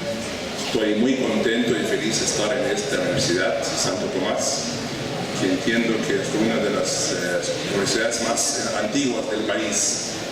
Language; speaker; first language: Spanish; non-native, fluent; Arabic